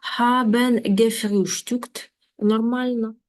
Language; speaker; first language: German; non-native, fluent; Ukrainian